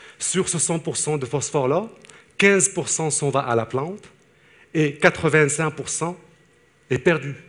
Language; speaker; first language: French; non-native, local second language; Arabic